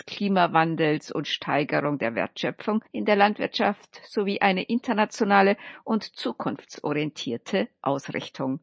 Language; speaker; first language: German; native; German